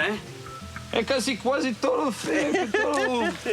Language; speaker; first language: Portuguese; non-native, learner; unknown